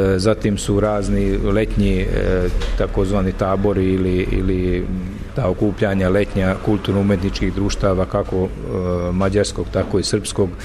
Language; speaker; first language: Serbian; non-native, local second language; Hungarian